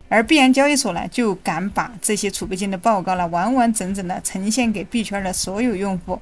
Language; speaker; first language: Chinese; native; Chinese